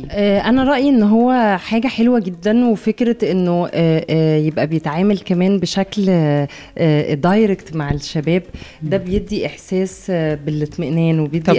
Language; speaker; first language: Arabic; native; Arabic